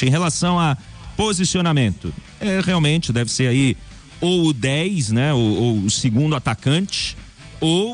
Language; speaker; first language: Portuguese; native; Portuguese